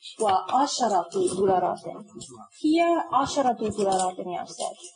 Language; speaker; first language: Arabic; non-native, learner; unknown